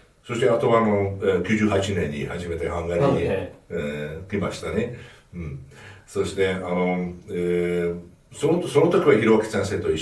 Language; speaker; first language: Japanese; non-native, fluent; Hungarian